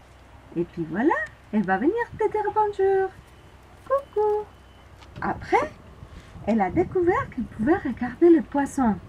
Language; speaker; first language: French; non-native, fluent; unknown